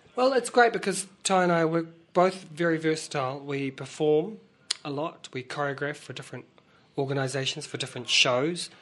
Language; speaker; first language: English; native; English